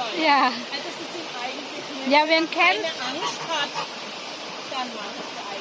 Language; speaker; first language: German; non-native, learner; Thai